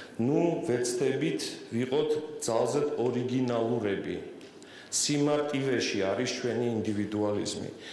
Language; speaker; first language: Georgian; non-native, local second language; Russian